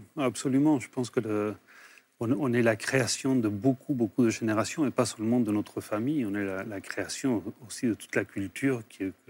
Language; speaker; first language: French; early bilingual, other home language; Spanish